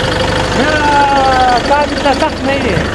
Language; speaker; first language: Hindi; non-native, fluent; Pashto